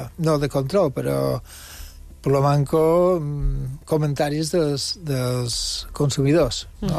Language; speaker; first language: Catalan; non-native, local second language; English